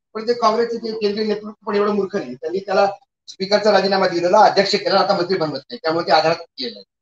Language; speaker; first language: Marathi; native; Marathi